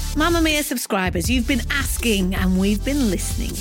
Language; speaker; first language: English; native; English